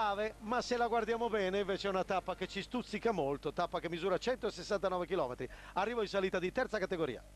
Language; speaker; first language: Italian; native; Italian